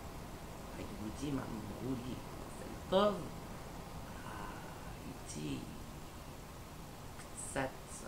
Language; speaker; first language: Hebrew; non-native, learner; French